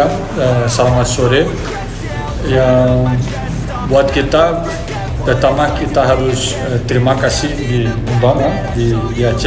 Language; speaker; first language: Indonesian; non-native, fluent; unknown